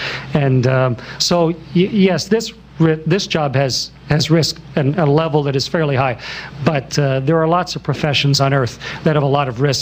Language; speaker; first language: English; native; English